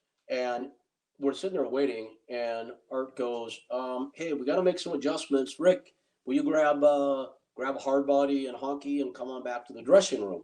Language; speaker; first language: English; native; English